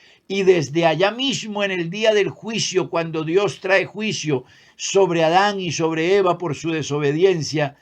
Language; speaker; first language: Spanish; native; Spanish